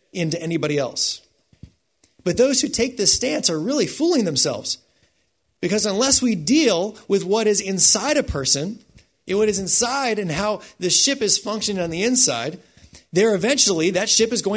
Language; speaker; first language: English; native; English